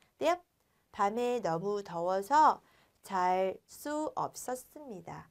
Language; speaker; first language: Korean; non-native, fluent; Vietnamese